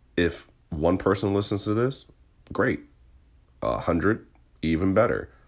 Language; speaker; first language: English; native; English